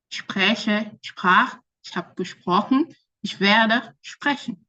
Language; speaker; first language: German; non-native, fluent; French